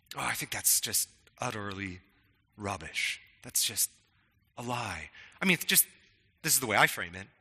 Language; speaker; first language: English; native; English